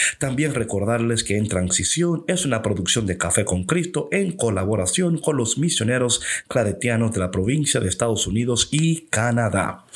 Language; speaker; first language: Spanish; early bilingual, heritage; English